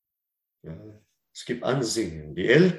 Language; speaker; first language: German; non-native, learner; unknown